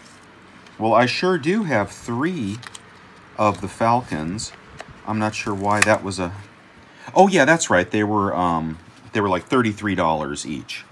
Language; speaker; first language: English; native; English